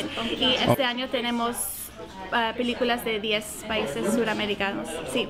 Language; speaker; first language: Spanish; early bilingual, heritage; Spanish